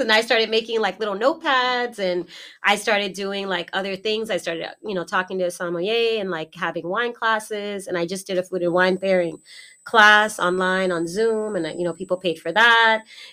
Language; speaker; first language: English; native; English